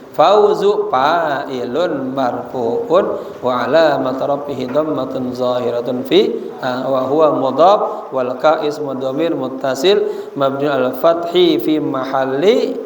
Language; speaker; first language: Arabic; non-native, fluent; Indonesian